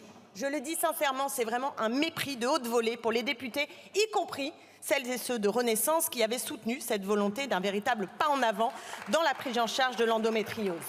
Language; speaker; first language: French; native; French